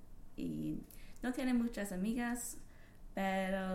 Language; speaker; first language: Spanish; non-native, learner; English